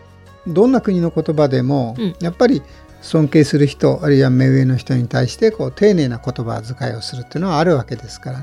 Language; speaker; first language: Japanese; native; Japanese